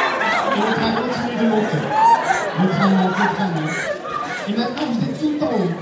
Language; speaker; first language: French; native; French